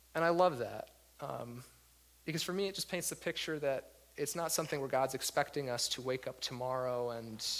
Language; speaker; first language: English; native; English